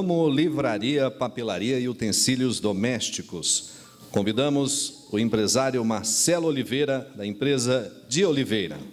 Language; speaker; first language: Portuguese; native; Portuguese